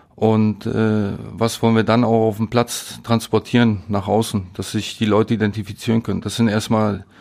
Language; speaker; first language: German; native; German